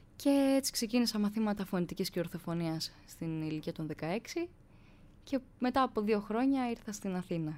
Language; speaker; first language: Greek; native; Greek